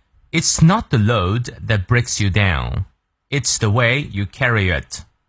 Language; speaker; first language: English; non-native, fluent; Chinese